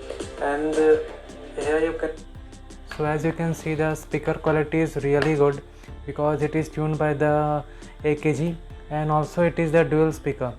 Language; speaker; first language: English; non-native, local second language; Hindi